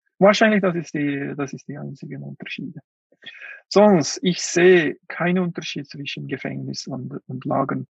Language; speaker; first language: German; non-native, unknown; Uyghur